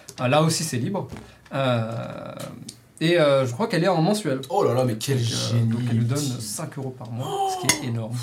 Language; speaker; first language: French; native; French